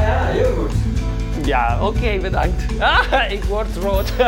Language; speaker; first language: Dutch; non-native, fluent; Spanish